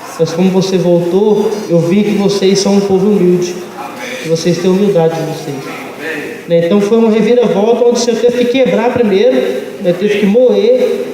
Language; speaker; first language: Portuguese; native; Portuguese